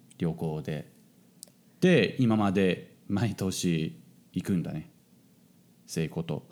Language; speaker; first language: Japanese; non-native, fluent; English